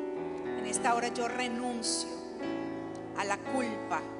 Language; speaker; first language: Spanish; native; Spanish